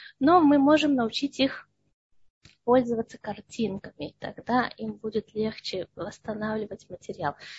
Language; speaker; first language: Russian; early bilingual, heritage; Russian